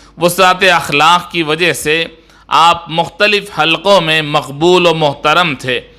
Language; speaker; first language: Urdu; native; Urdu